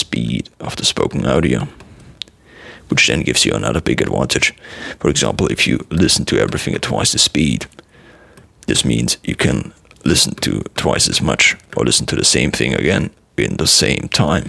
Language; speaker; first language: English; non-native, fluent; German